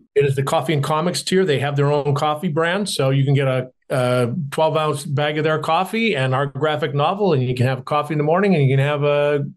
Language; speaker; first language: English; native; English